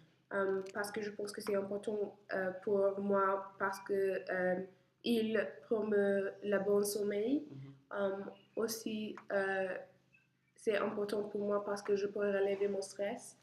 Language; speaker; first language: French; non-native, learner; English